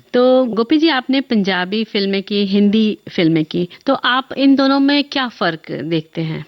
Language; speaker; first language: Hindi; native; Hindi